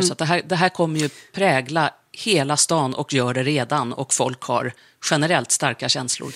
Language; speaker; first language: Swedish; native; Swedish